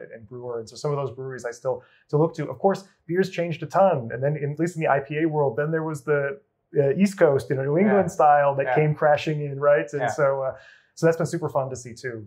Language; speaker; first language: English; native; English